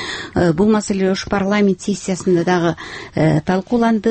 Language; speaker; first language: Kyrgyz; native; Kyrgyz